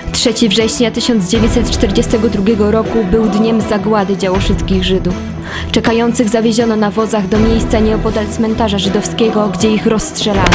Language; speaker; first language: Polish; native; Polish